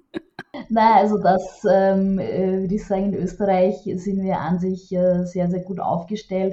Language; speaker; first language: German; native; German